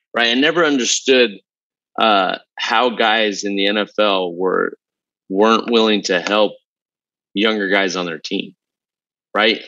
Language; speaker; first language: English; native; English